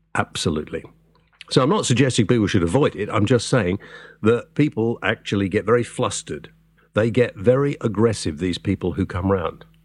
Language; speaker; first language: English; native; English